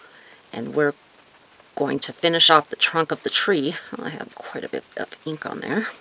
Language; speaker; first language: English; native; English